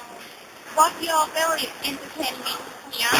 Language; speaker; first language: English; non-native, learner; Thai